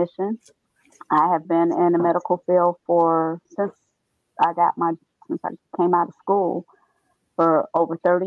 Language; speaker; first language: English; native; English